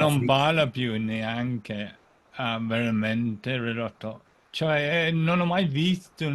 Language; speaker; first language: Italian; non-native, fluent; English